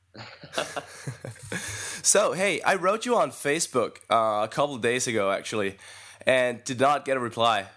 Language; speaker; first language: English; non-native, fluent; Danish